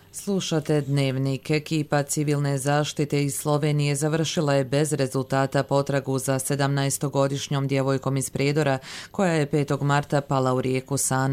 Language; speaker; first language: Serbian; native; Serbian